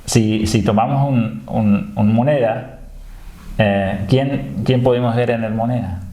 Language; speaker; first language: Spanish; non-native, fluent; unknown